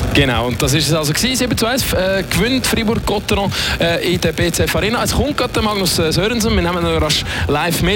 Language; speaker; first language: German; native; German